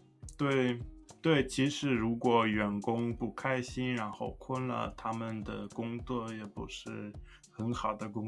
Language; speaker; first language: Chinese; non-native, learner; English